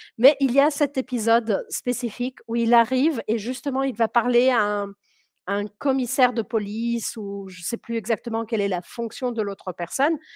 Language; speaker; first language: French; early bilingual, heritage; French